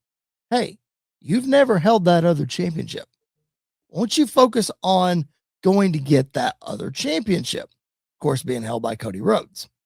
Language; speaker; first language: English; native; English